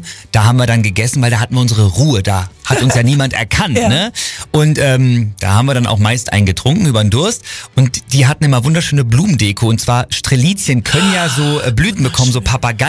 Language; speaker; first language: German; native; German